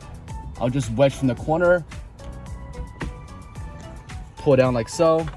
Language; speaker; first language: English; native; English